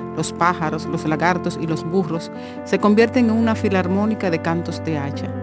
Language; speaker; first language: Spanish; native; Spanish